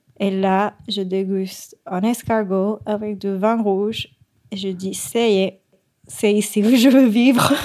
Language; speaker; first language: French; non-native, fluent; Spanish